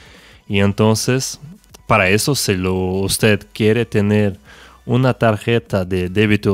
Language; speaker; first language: Spanish; non-native, fluent; Portuguese